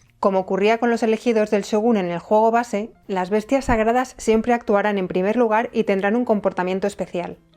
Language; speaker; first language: Spanish; native; Spanish